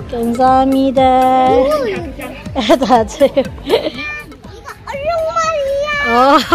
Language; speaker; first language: Korean; non-native, learner; Filipino